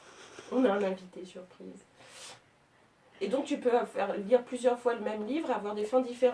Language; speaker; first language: French; native; French